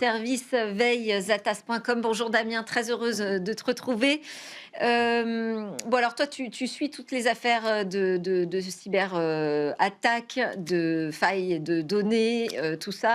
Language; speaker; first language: French; native; French